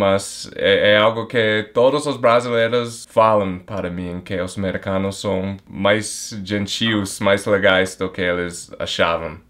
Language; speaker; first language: Portuguese; non-native, fluent; English